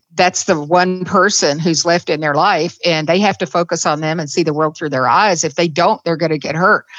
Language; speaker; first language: English; native; English